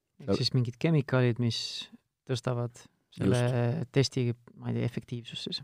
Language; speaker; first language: Estonian; native; Estonian